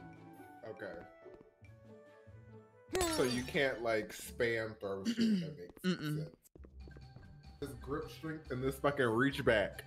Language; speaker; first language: English; native; English